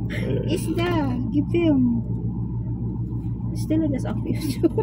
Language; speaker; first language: German; non-native, learner; Filipino